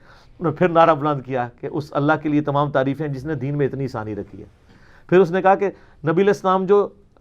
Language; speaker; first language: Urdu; non-native, local second language; Punjabi